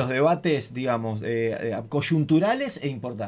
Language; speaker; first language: Spanish; native; Spanish